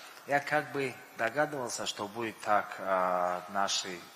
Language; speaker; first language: Russian; non-native, local second language; Tajik